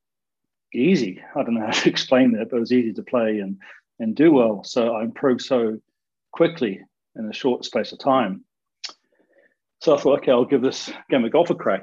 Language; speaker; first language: English; native; English